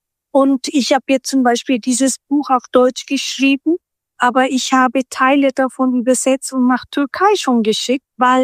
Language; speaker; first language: German; non-native, fluent; Turkish